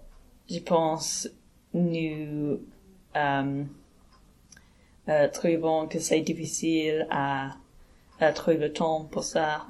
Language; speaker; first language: French; non-native, learner; English